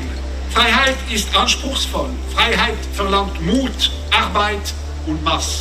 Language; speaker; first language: German; non-native, local second language; French